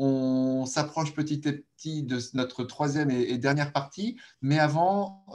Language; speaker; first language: French; native; French